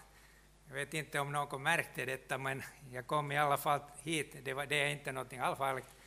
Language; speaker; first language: Swedish; non-native, local second language; Finnish